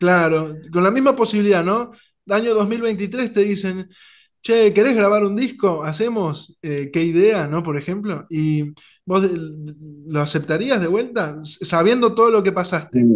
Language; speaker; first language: Spanish; native; Spanish